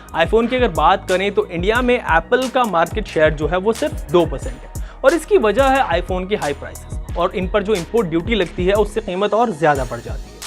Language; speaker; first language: Hindi; native; Hindi